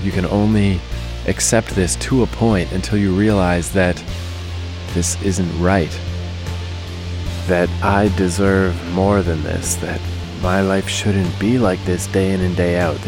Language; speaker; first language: English; native; English